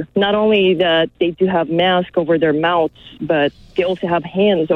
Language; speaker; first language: English; non-native, local second language; Filipino